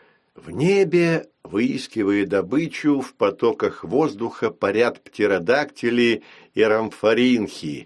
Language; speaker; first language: Russian; native; Russian